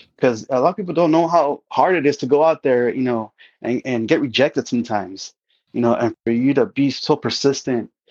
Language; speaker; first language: English; early bilingual, other home language; Spanish